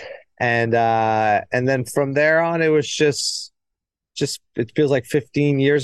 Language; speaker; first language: English; native; English